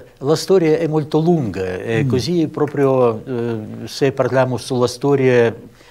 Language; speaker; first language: Italian; non-native, learner; Russian